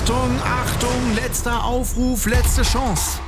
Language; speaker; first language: German; native; German